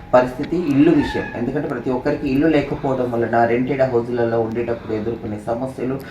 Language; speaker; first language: Telugu; native; Telugu